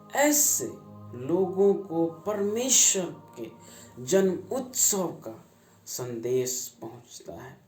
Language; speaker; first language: Hindi; native; Hindi